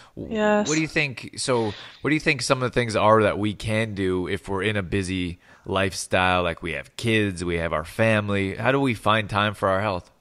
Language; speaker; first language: English; native; English